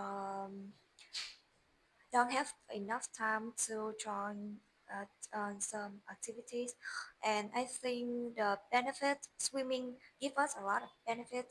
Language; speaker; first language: English; non-native, learner; Vietnamese